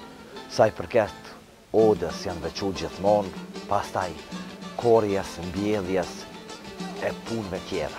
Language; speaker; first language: Albanian; native; Albanian